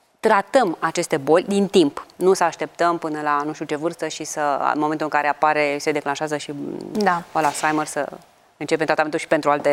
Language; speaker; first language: Romanian; native; Romanian